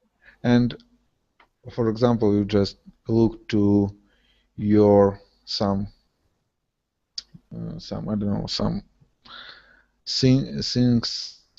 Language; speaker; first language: English; non-native, learner; Russian